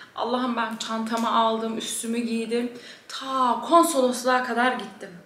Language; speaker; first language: Turkish; early bilingual, heritage; Turkish